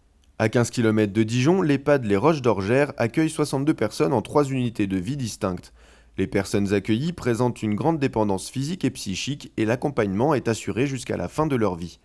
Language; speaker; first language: French; native; French